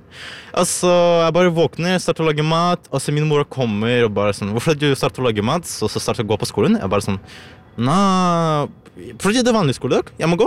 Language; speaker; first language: Norwegian; non-native, learner; Ukrainian